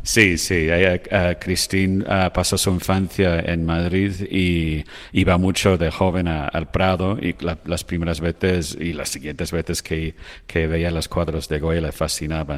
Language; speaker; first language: Spanish; non-native, fluent; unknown